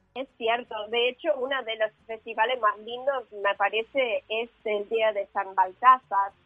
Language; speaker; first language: Spanish; non-native, fluent; English